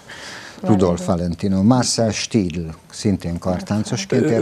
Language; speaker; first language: Hungarian; native; Hungarian